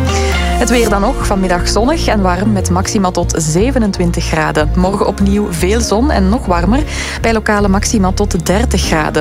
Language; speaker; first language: Dutch; native; Dutch